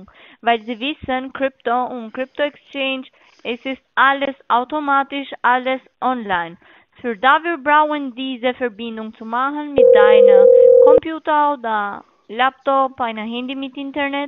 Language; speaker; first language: German; non-native, learner; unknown